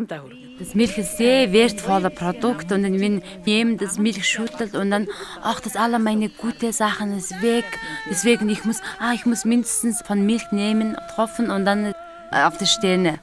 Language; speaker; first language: German; non-native, learner; Mongolian